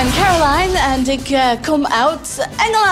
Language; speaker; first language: Dutch; non-native, learner; English